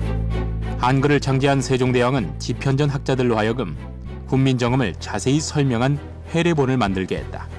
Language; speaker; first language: Korean; native; Korean